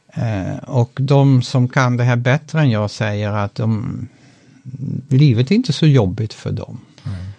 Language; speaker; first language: Swedish; non-native, fluent; Dutch